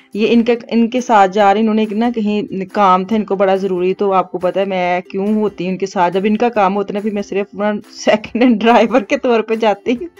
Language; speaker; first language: Urdu; non-native, local second language; Punjabi